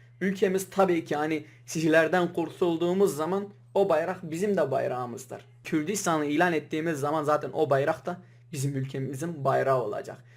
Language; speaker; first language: Turkish; non-native, local second language; Kurdish